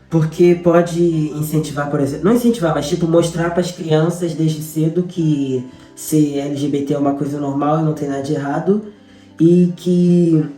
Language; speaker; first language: Portuguese; early bilingual, other home language; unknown